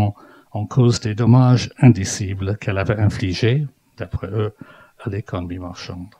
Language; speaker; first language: French; non-native, fluent; English